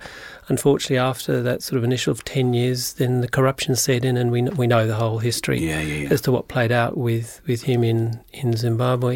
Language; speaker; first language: English; native; English